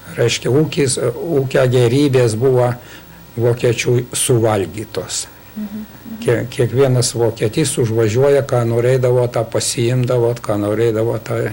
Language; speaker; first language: Lithuanian; native; Lithuanian